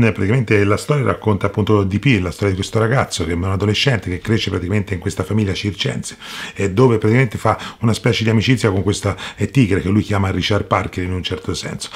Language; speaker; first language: Italian; native; Italian